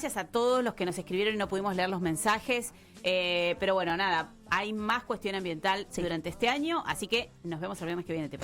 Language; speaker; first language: Spanish; native; Spanish